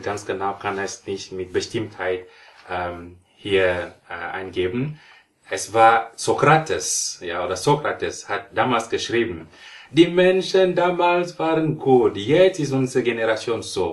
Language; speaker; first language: German; non-native, fluent; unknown